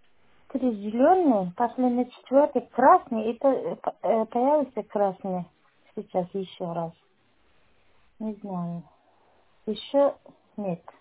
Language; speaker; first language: Russian; non-native, learner; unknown